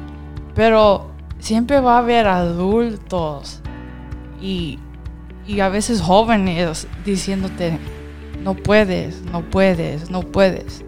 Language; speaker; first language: Spanish; early bilingual, heritage; Spanish